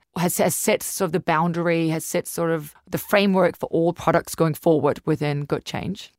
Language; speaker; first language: English; non-native, fluent; Danish